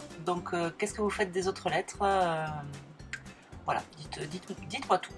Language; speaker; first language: French; native; French